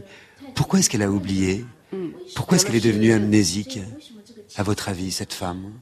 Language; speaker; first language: French; native; French